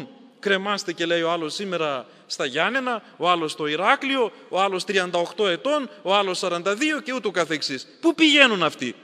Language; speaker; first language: Greek; native; Greek